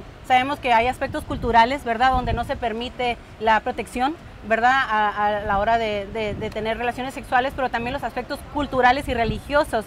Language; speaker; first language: Spanish; native; Spanish